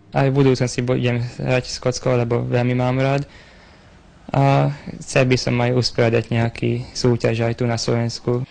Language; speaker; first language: Slovak; non-native, local second language; Hungarian